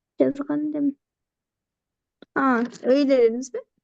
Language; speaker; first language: Turkish; non-native, learner; Kyrgyz